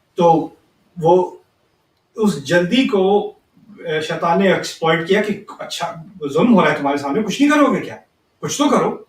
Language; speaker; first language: Urdu; early bilingual, heritage; Urdu